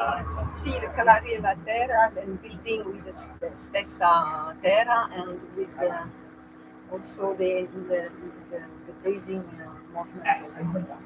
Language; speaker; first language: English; non-native, learner; French